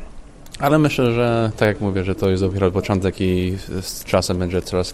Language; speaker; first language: Polish; early bilingual, heritage; Polish